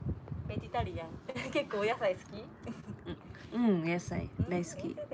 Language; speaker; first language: Japanese; non-native, learner; Waray